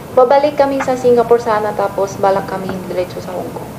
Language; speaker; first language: Filipino; non-native, learner; Chinese